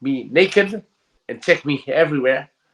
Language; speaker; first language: English; non-native, learner; French